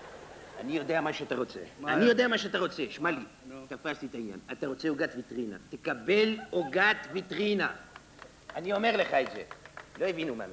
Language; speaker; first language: Hebrew; native; Hebrew